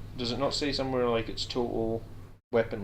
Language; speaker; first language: English; native; English